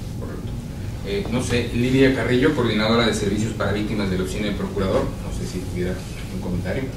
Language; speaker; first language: Spanish; native; Spanish